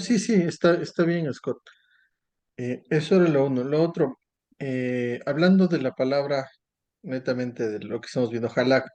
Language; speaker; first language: Spanish; native; Spanish